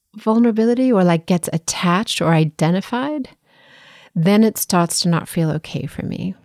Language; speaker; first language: English; native; English